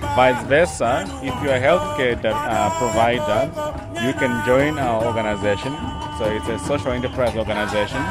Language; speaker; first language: English; non-native, local second language; Shona